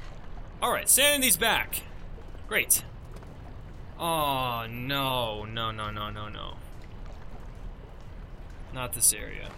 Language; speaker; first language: English; native; English